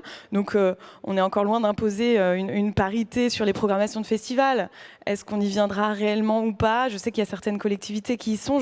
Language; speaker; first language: French; native; French